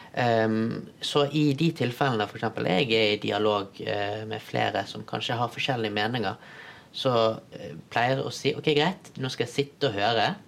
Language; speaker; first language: Norwegian; early bilingual, other home language; Tamil